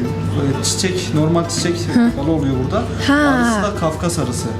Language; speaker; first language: Turkish; native; Turkish